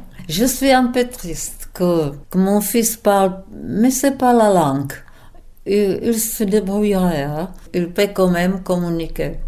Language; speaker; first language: French; non-native, fluent; Czech